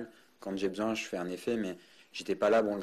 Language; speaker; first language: French; native; French